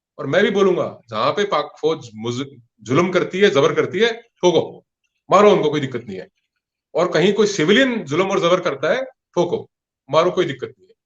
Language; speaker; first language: Hindi; non-native, local second language; Punjabi